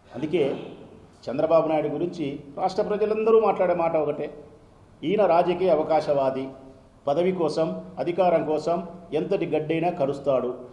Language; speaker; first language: Telugu; native; Telugu